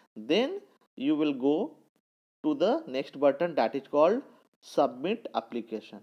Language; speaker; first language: English; non-native, local second language; Bangla